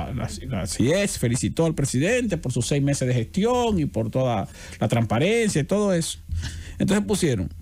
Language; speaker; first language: Spanish; native; Spanish